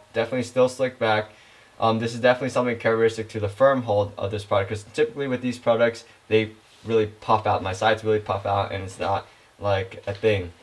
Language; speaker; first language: English; native; English